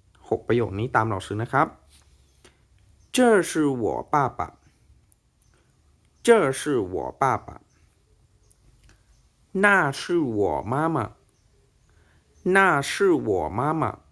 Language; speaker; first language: Chinese; non-native, fluent; Thai